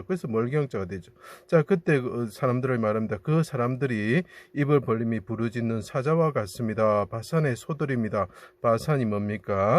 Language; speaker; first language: Korean; native; Korean